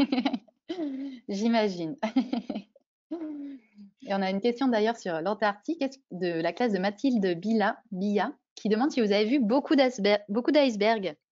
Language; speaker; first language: French; native; French